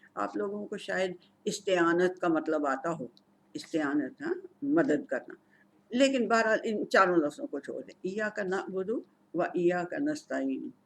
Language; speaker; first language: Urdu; non-native, local second language; Punjabi